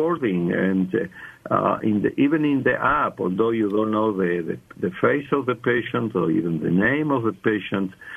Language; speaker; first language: English; non-native, fluent; Spanish